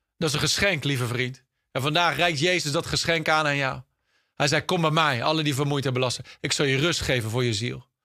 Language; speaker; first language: Dutch; non-native, fluent; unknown